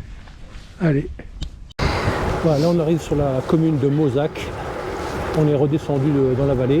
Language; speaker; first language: French; native; French